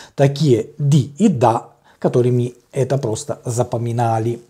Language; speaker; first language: Russian; non-native, learner; Italian